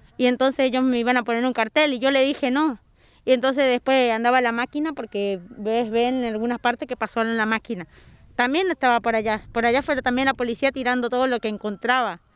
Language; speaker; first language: Spanish; native; Spanish